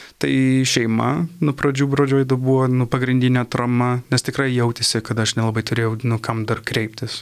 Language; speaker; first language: Lithuanian; early bilingual, heritage; Lithuanian